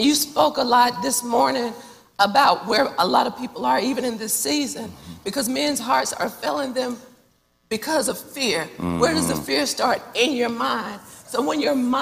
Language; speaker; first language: English; native; English